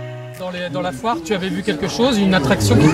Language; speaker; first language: French; native; French